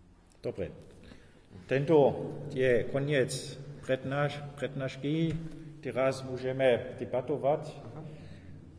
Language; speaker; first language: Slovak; non-native, learner; German